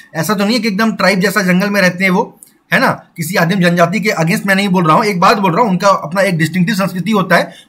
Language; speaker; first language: Hindi; non-native, local second language; Maithili